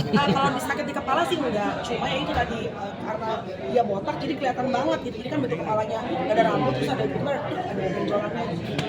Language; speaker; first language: Indonesian; native; Indonesian